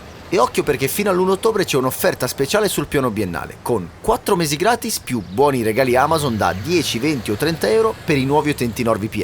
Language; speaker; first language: Italian; native; Italian